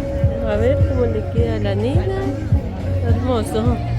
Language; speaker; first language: Spanish; non-native, fluent; Russian